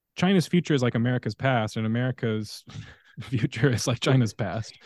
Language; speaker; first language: English; native; English